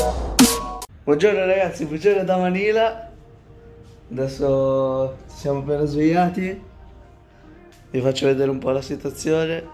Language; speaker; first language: Italian; early bilingual, other home language; Filipino